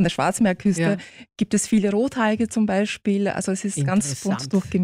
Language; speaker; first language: German; early bilingual, other home language; Turkish